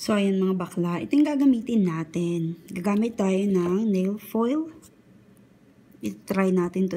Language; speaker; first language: Filipino; native; Filipino